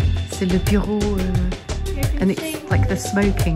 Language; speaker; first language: English; native; English